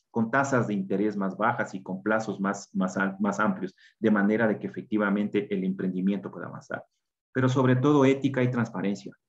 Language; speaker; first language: Spanish; native; Spanish